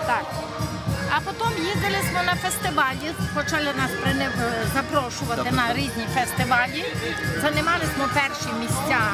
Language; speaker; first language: Czech; non-native, learner; Ukrainian